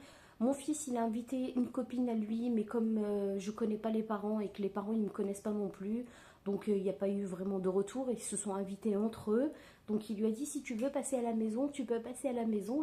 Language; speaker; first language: French; native; French